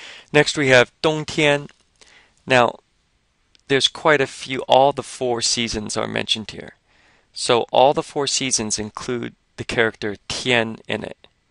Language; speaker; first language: English; native; English